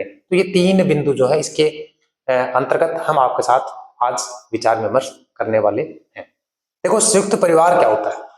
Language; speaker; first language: Hindi; native; Hindi